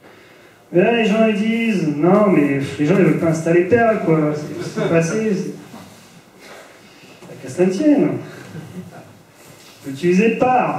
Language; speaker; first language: French; native; French